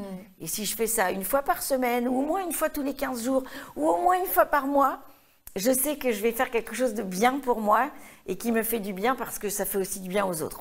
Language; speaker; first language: French; native; French